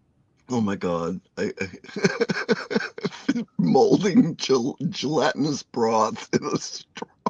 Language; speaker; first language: English; native; English